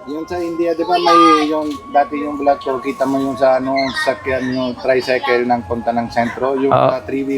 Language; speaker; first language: Filipino; non-native, learner; Punjabi